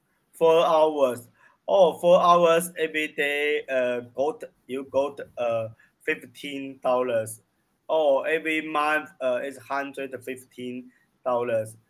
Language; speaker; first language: English; non-native, learner; Chinese